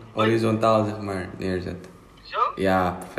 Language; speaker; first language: Dutch; non-native, fluent; Indonesian